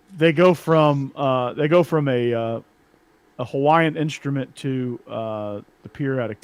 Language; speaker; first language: English; native; English